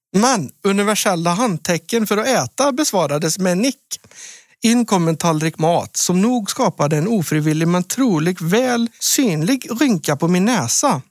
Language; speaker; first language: Swedish; native; Swedish